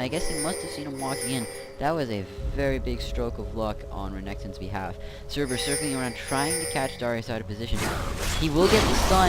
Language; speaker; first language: English; native; English